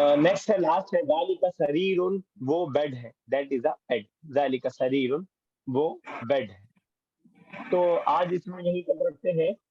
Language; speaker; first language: Urdu; native; Urdu